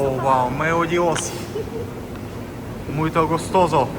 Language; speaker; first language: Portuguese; non-native, learner; Russian